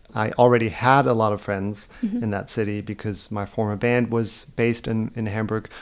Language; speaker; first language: English; non-native, fluent; German